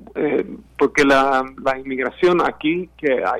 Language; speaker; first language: Spanish; non-native, fluent; Swedish